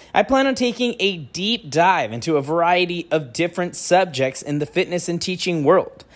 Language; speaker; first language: English; native; English